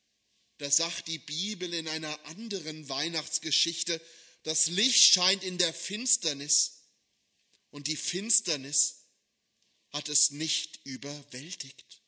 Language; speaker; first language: German; native; German